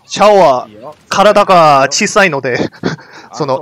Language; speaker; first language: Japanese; non-native, learner; Korean